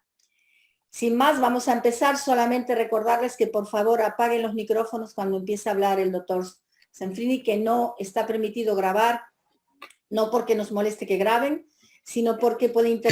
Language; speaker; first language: Spanish; native; Spanish